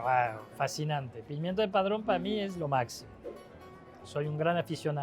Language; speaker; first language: Spanish; non-native, fluent; French